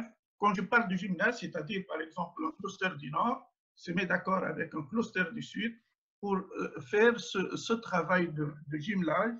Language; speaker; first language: French; non-native, local second language; Arabic